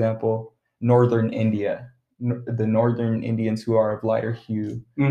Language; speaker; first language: English; early bilingual, other home language; Arabic